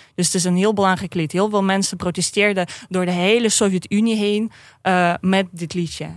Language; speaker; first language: Dutch; non-native, fluent; Russian